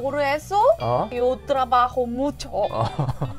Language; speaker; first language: Spanish; non-native, learner; Korean